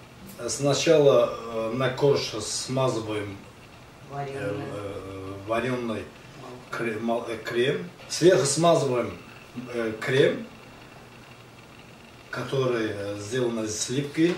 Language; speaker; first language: Russian; non-native, learner; Azerbaijani